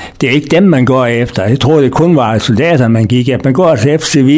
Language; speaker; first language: Danish; native; Danish